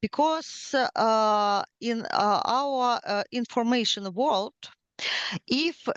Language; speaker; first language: English; non-native, learner; Ukrainian